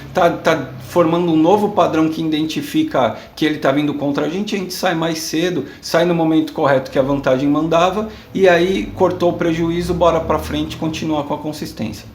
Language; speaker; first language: Portuguese; native; Portuguese